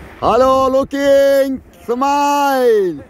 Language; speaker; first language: English; non-native, learner; Turkish